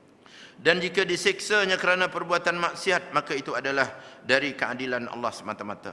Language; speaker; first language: Malay; native; Malay